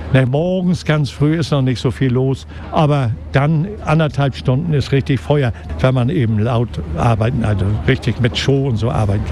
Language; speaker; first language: German; native; German